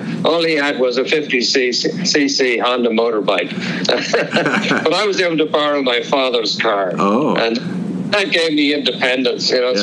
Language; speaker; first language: English; native; English